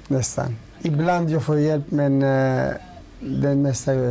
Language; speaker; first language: Swedish; non-native, learner; Turoyo